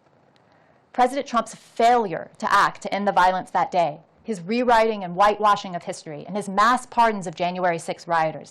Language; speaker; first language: English; native; English